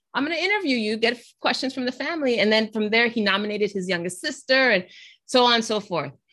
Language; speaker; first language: English; early bilingual, other home language; Spanish